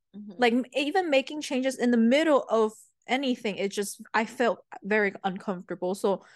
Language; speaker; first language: English; early bilingual, other home language; Chinese